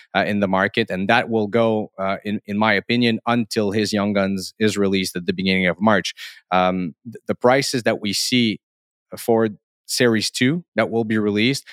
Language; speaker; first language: English; non-native, fluent; French